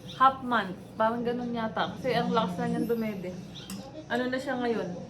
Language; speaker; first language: Filipino; native; Filipino